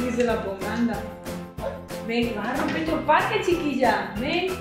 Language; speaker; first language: Spanish; native; Spanish